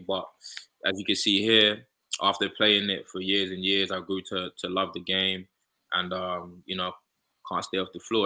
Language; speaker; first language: English; native; English